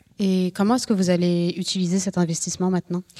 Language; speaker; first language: French; native; French